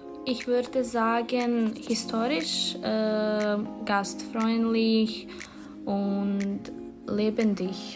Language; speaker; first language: German; non-native, learner; Bosnian